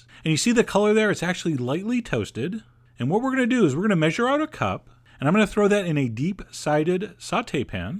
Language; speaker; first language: English; native; English